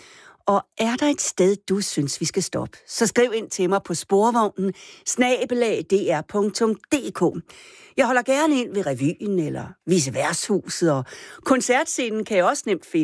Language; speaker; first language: Danish; native; Danish